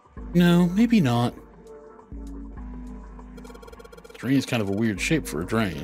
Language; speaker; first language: English; native; English